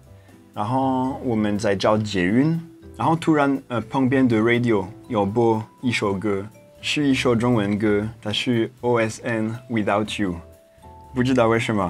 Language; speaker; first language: Chinese; non-native, fluent; French